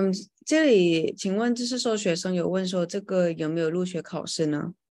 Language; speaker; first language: Chinese; non-native, fluent; Thai